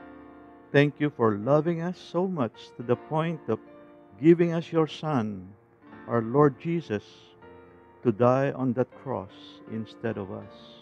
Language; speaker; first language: English; non-native, local second language; Filipino